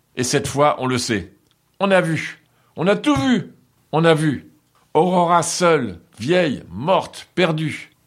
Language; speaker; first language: French; non-native, fluent; Portuguese